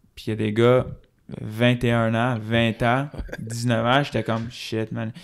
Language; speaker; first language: French; native; French